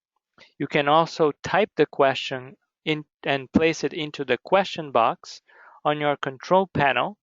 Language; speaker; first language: English; native; English